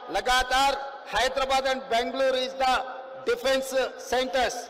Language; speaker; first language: Hindi; non-native, local second language; Telugu